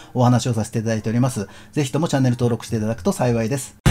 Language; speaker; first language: Japanese; native; Japanese